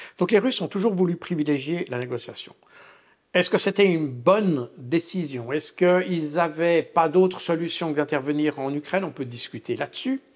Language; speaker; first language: French; native; French